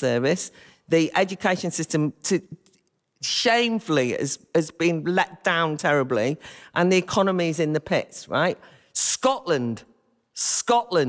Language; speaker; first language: English; native; English